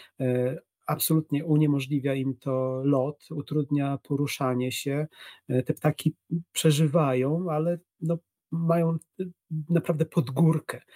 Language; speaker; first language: Polish; native; Polish